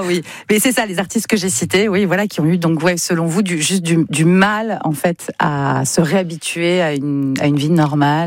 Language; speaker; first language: French; native; French